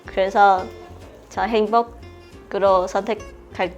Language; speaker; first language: Korean; non-native, learner; Portuguese